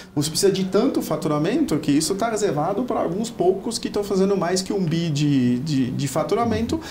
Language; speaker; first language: Portuguese; non-native, fluent; German